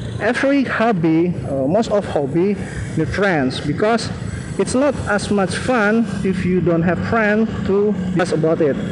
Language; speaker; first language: English; non-native, learner; Indonesian